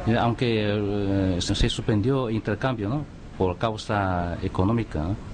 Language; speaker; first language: Spanish; non-native, fluent; Chinese